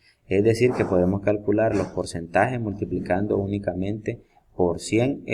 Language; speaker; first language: Spanish; native; Spanish